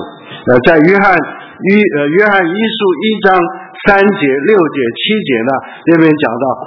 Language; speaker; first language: Chinese; early bilingual, heritage; Chinese